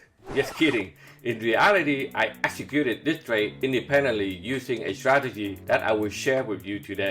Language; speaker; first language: English; non-native, fluent; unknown